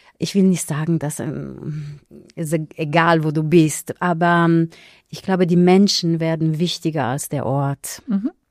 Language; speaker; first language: German; non-native, fluent; Italian